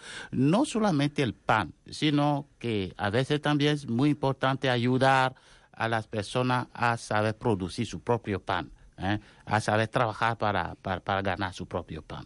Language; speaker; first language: Spanish; non-native, fluent; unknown